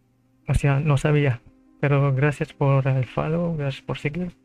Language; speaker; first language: Spanish; non-native, fluent; Filipino